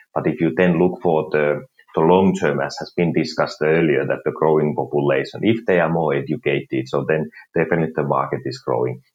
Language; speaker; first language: English; non-native, fluent; Finnish